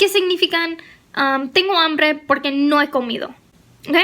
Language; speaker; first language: Spanish; non-native, fluent; English